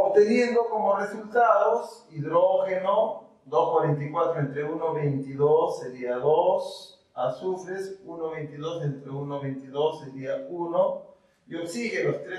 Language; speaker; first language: Spanish; native; Spanish